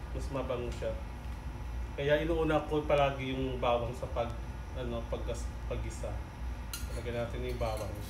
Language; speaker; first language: Filipino; non-native, local second language; Hiligaynon